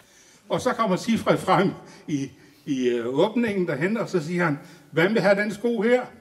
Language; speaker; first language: Danish; native; Danish